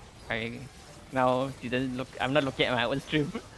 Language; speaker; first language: English; non-native, local second language; Chinese